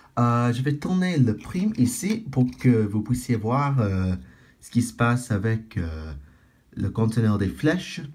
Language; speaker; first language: French; non-native, fluent; English